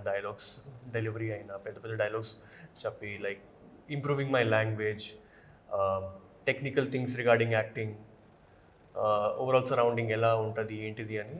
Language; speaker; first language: Telugu; non-native, fluent; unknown